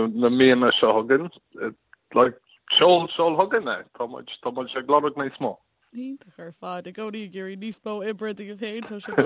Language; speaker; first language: Irish; non-native, learner; English